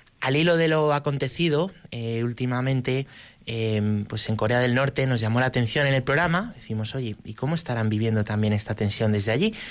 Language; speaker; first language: Spanish; native; Spanish